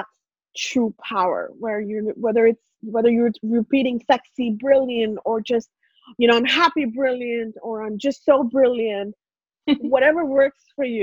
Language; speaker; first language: English; non-native, local second language; Punjabi